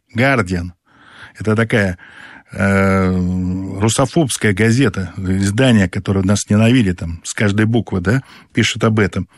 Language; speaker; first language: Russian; native; Russian